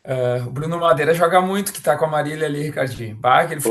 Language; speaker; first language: Portuguese; native; Portuguese